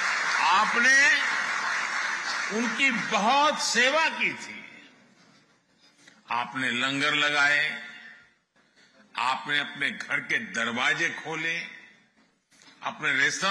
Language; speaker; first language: Hindi; non-native, local second language; Gujarati